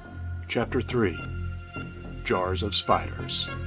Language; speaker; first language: English; native; English